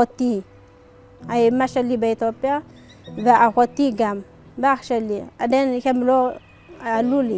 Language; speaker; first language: Hebrew; non-native, learner; Amharic